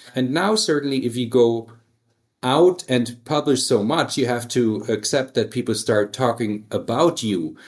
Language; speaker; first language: English; early bilingual, other home language; German